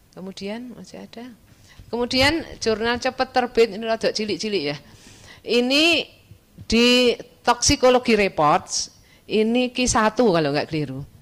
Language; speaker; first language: Indonesian; non-native, local second language; Javanese